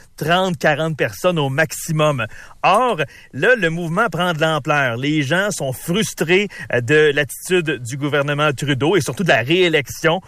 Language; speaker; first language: French; native; French